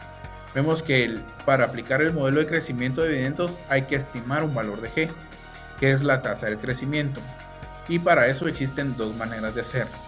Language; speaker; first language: Spanish; native; Spanish